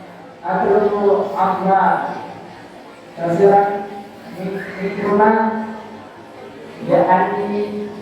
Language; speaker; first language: Arabic; non-native, learner; Indonesian